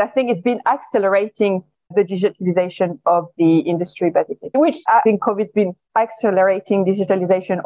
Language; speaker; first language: English; non-native, fluent; French